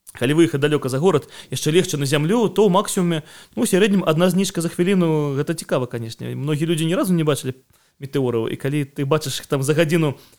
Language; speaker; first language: Belarusian; non-native, local second language; Russian